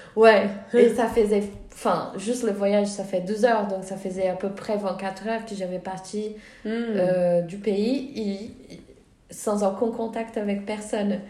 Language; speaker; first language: French; non-native, fluent; Portuguese